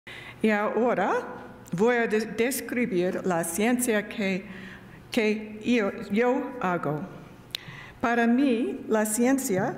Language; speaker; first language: Spanish; non-native, learner; English